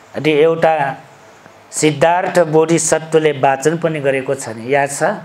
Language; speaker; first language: Nepali; non-native, local second language; Newari